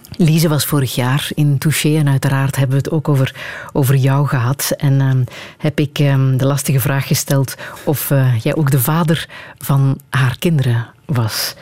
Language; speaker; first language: Dutch; native; Dutch